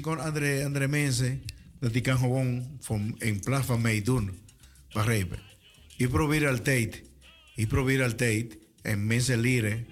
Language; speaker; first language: Dutch; non-native, learner; Spanish